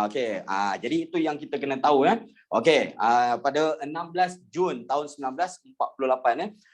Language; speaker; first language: Malay; native; Malay